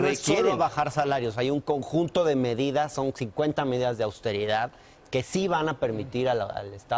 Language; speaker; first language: Spanish; native; Spanish